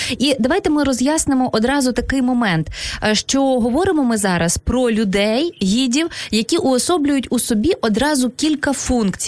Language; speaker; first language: Ukrainian; native; Ukrainian